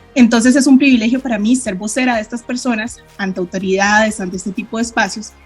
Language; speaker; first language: Spanish; native; Spanish